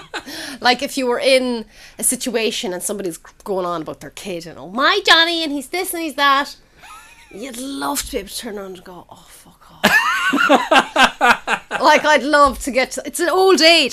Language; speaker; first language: English; native; English